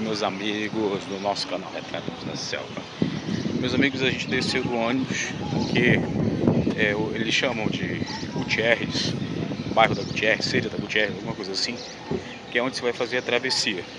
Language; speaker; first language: Portuguese; native; Portuguese